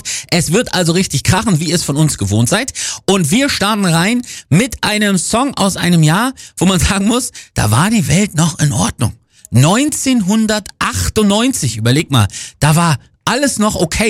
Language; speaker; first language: German; native; German